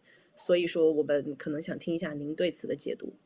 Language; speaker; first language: Chinese; native; Chinese